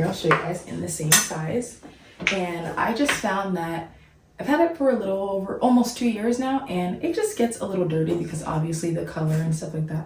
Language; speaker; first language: English; native; English